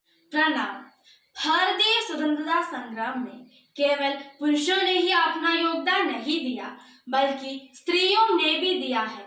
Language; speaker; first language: Hindi; non-native, local second language; Malayalam